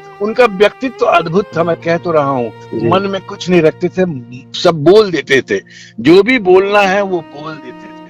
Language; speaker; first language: Hindi; native; Hindi